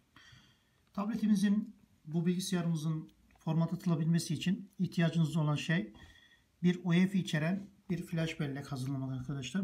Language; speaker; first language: Turkish; native; Turkish